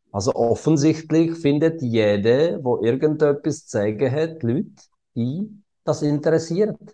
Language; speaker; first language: German; non-native, fluent; Czech